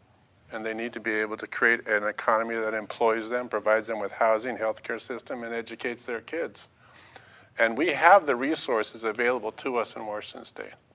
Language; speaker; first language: English; native; English